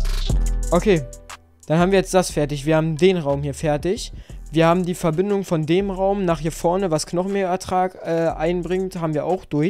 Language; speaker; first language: German; native; German